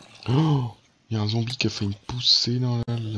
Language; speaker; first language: French; native; French